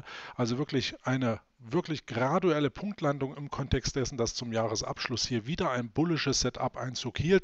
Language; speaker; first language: German; native; German